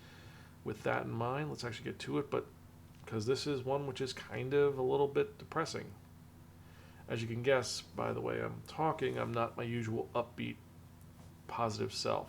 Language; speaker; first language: English; native; English